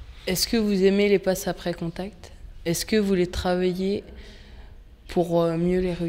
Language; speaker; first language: French; native; French